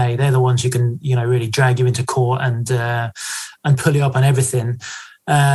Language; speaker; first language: English; native; English